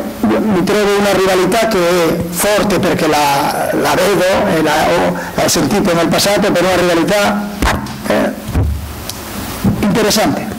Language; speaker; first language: Italian; non-native, learner; Spanish